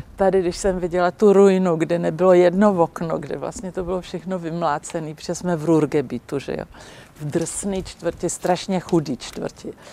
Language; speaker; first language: Czech; native; Czech